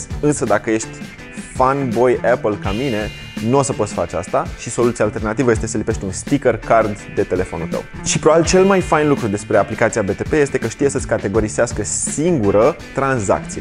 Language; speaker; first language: Romanian; native; Romanian